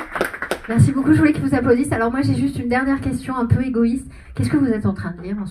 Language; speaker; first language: French; native; French